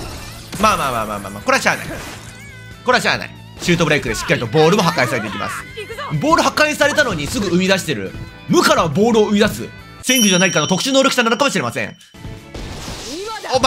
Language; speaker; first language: Japanese; native; Japanese